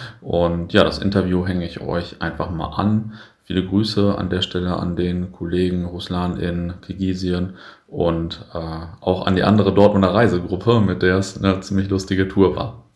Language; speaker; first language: German; native; German